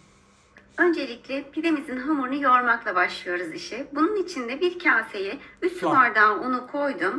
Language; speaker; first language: Turkish; native; Turkish